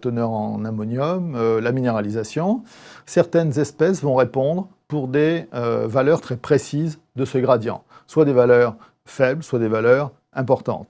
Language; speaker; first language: French; native; French